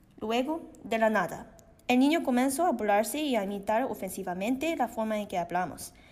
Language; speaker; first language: Spanish; non-native, learner; Korean